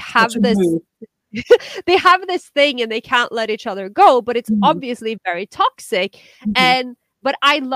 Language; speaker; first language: English; non-native, fluent; Norwegian